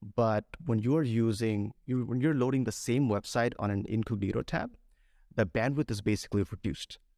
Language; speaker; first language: English; non-native, local second language; Bangla